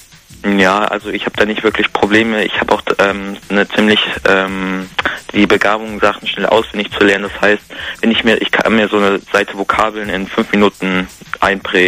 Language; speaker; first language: German; native; German